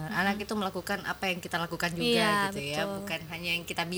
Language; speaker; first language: Indonesian; native; Indonesian